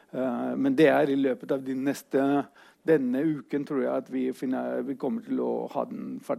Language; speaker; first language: Norwegian; non-native, fluent; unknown